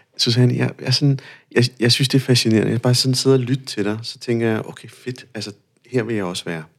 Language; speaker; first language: Danish; non-native, fluent; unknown